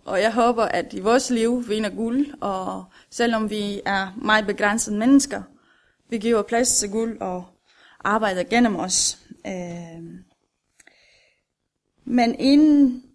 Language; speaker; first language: Danish; non-native, fluent; Romanian